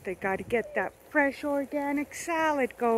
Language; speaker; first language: English; native; English